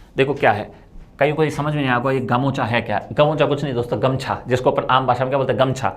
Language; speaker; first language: Hindi; native; Hindi